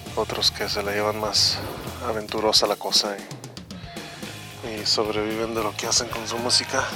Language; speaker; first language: Spanish; native; Spanish